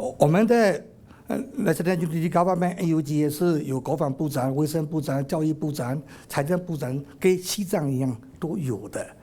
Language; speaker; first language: Chinese; non-native, fluent; Burmese